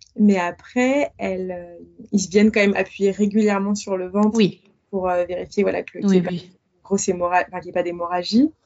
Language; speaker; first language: French; native; French